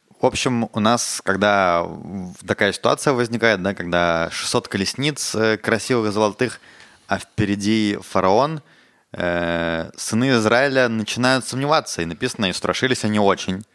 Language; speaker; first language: Russian; native; Russian